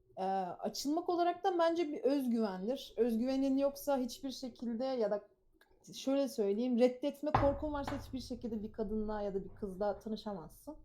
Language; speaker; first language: Turkish; early bilingual, heritage; Turkish